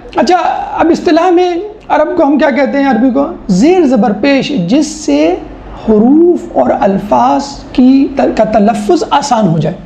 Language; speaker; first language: Urdu; native; Urdu